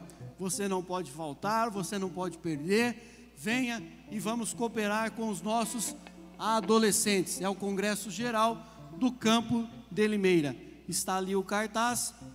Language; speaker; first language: Portuguese; native; Portuguese